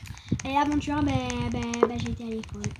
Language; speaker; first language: French; native; French